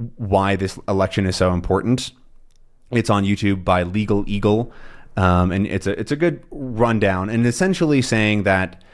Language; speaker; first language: English; native; English